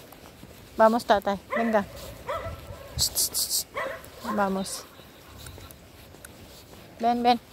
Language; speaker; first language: Spanish; non-native, learner; Filipino